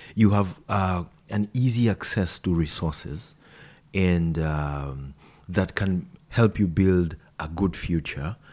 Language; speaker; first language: English; non-native, local second language; Swahili